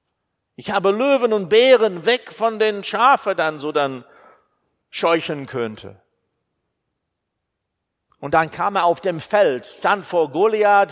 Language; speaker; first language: German; non-native, fluent; English